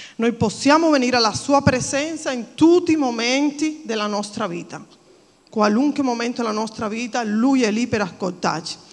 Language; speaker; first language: Italian; non-native, fluent; Spanish